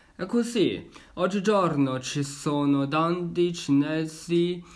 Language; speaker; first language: Italian; non-native, learner; Chinese